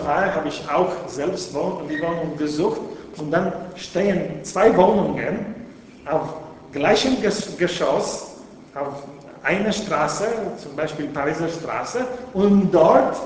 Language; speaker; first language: German; non-native, fluent; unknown